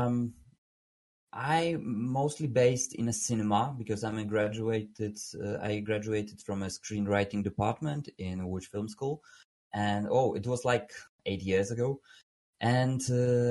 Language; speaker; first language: English; non-native, fluent; Polish